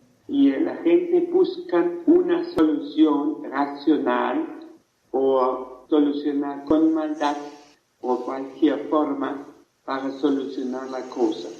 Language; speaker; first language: Spanish; non-native, fluent; German